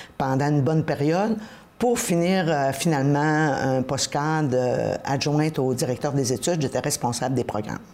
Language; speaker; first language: French; native; French